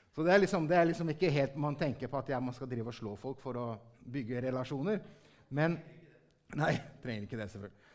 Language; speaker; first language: Norwegian; early bilingual, heritage; Norwegian